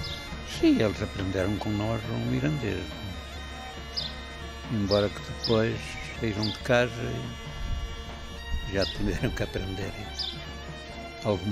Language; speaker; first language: Portuguese; non-native, local second language; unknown